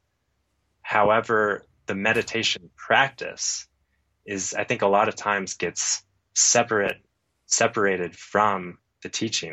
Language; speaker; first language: English; native; English